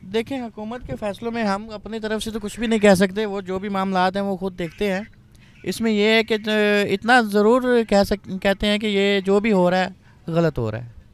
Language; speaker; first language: Urdu; non-native, local second language; Punjabi